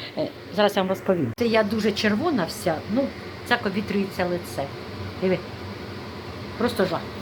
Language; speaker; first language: Ukrainian; native; Ukrainian